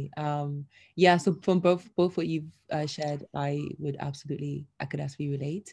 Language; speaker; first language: English; native; English